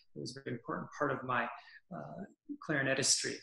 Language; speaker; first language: English; native; English